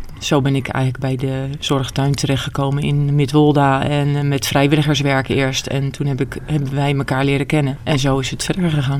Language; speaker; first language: Dutch; native; Dutch